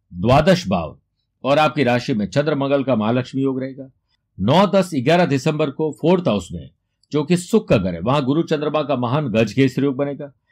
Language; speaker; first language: Hindi; native; Hindi